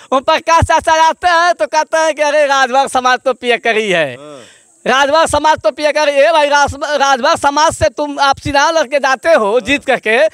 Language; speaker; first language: Hindi; native; Hindi